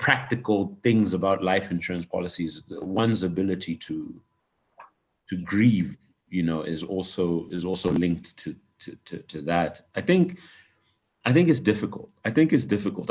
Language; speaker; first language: English; non-native, local second language; Nyanja